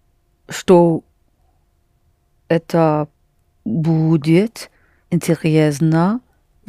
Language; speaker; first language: Russian; non-native, learner; English